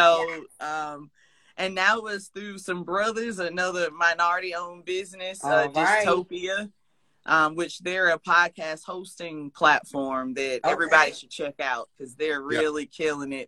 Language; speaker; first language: English; native; English